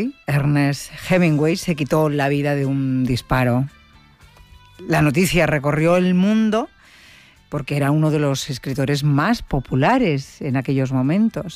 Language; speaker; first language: Spanish; native; Spanish